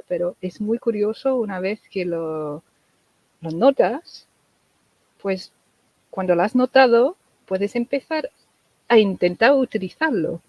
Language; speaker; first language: Spanish; non-native, fluent; English